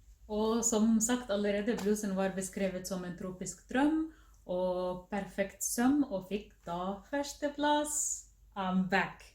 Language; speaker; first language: Norwegian; non-native, fluent; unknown